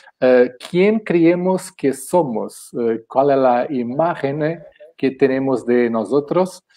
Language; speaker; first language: Spanish; non-native, fluent; Portuguese